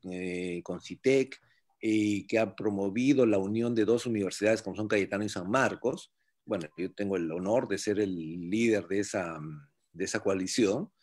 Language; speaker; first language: Spanish; native; Spanish